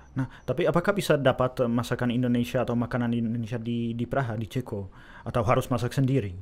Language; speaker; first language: Indonesian; non-native, fluent; Czech